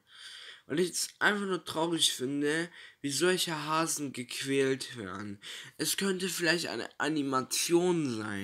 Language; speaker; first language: German; early bilingual, other home language; Turkish